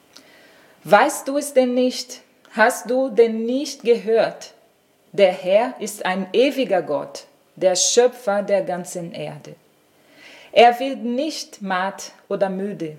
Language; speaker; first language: German; non-native, fluent; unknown